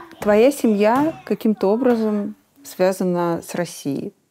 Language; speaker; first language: Russian; native; Russian